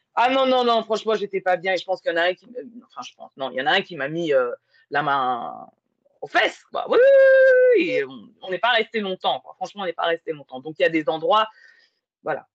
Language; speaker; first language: French; native; French